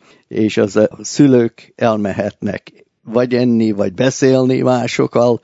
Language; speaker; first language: Hungarian; early bilingual, heritage; Hungarian